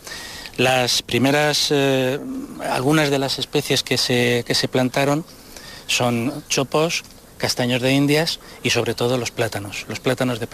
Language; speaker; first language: Spanish; native; Spanish